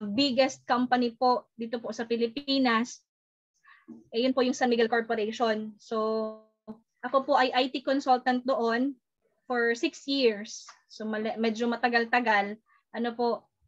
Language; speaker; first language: Filipino; non-native, local second language; Bikol